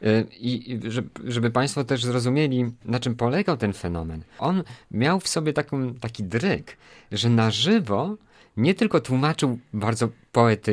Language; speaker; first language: Polish; native; Polish